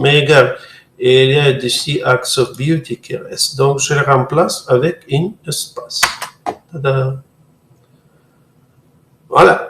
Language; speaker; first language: French; non-native, fluent; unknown